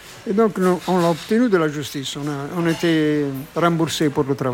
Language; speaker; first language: French; non-native, fluent; Italian